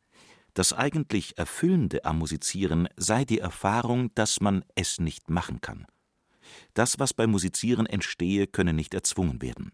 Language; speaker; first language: German; native; German